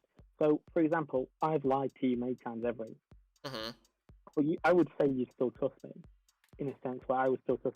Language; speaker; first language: English; native; English